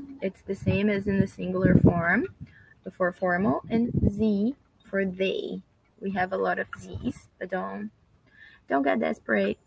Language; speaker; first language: English; non-native, fluent; Portuguese